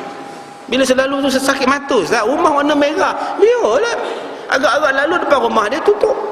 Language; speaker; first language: Malay; native; Malay